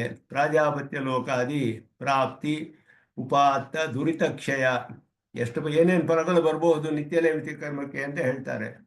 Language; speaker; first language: Kannada; native; Kannada